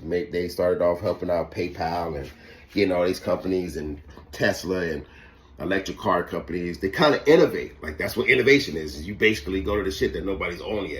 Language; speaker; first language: English; native; English